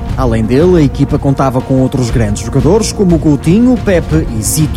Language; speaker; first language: Portuguese; native; Portuguese